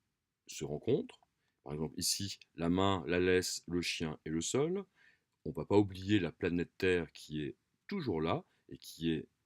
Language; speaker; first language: French; native; French